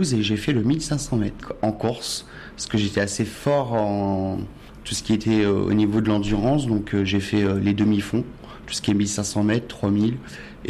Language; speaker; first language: French; early bilingual, other home language; Latvian